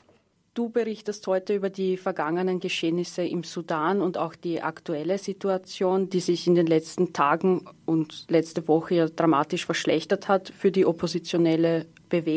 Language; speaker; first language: German; native; German